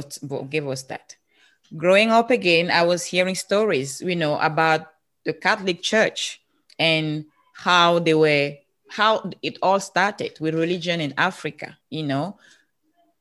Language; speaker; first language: English; non-native, local second language; French